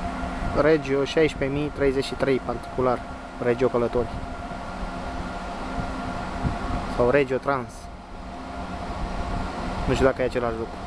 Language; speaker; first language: Romanian; native; Romanian